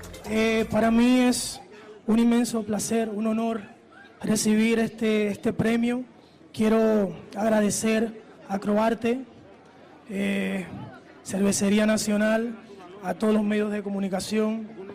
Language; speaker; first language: Spanish; early bilingual, heritage; Spanish